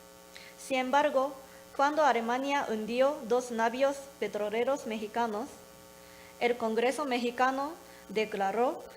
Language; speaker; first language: Spanish; non-native, learner; Japanese